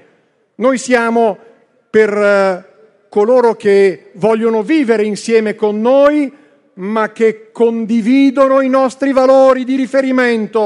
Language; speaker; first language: Italian; native; Italian